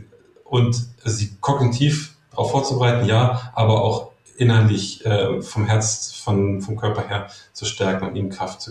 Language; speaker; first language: German; native; German